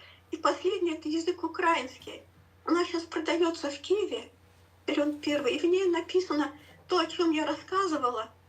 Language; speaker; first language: Russian; native; Russian